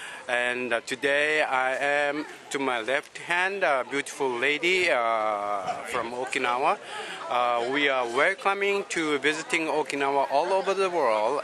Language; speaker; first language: English; non-native, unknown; Japanese